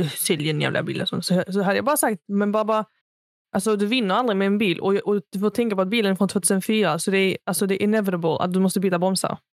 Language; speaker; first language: Swedish; native; Swedish